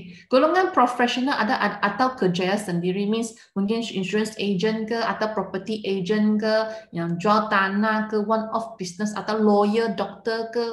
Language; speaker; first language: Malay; non-native, local second language; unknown